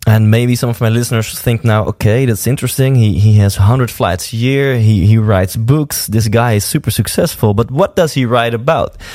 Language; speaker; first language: English; non-native, fluent; Dutch